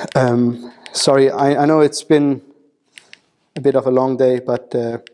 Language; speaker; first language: English; non-native, fluent; Danish